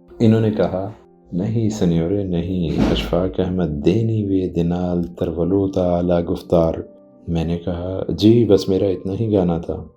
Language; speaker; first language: Urdu; non-native, local second language; Punjabi